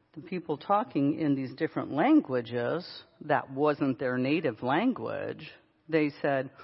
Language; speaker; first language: English; native; English